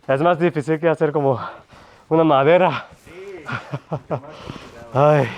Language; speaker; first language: Spanish; non-native, learner; Korean